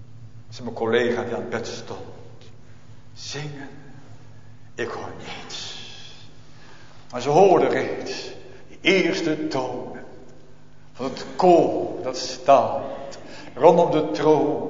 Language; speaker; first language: Dutch; native; Dutch